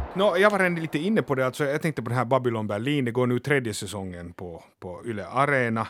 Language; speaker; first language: Swedish; native; Swedish